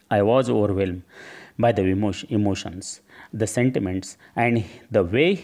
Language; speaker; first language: English; non-native, local second language; Marathi